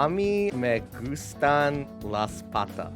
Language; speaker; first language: Spanish; non-native, learner; English